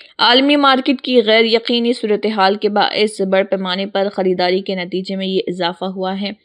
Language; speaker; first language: Urdu; native; Urdu